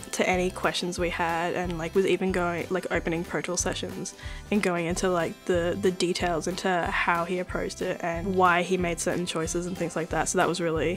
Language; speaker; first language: English; native; English